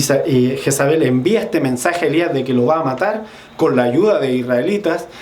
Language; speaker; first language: Spanish; native; Spanish